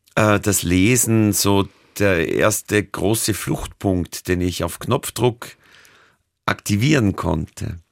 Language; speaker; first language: German; native; German